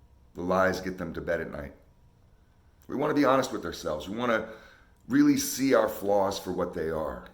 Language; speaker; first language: English; native; English